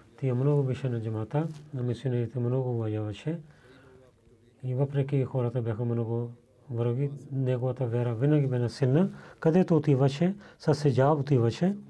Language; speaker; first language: Bulgarian; non-native, learner; Urdu